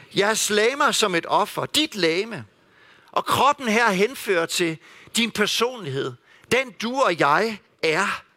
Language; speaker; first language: Danish; native; Danish